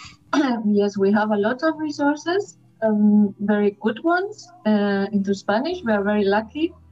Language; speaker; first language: English; non-native, fluent; Spanish